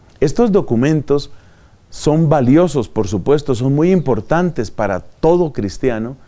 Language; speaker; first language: Spanish; native; Spanish